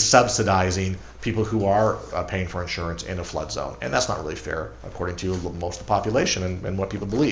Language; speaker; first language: English; native; English